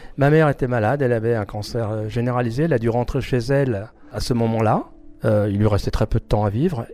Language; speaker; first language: French; early bilingual, other home language; Armenian